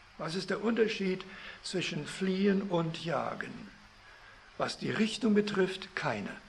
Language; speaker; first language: German; early bilingual, heritage; German